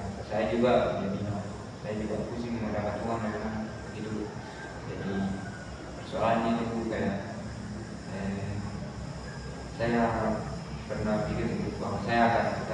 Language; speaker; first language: Indonesian; non-native, local second language; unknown